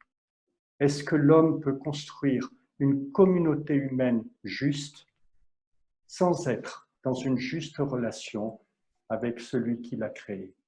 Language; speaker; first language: French; native; French